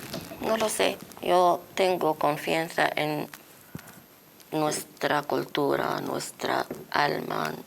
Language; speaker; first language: Spanish; non-native, learner; Arabic